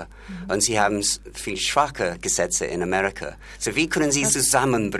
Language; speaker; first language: German; non-native, learner; English